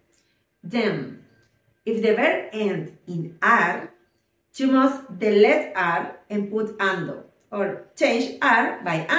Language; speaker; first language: English; non-native, fluent; Spanish